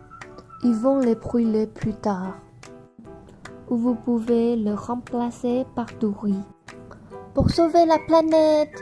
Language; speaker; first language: French; non-native, learner; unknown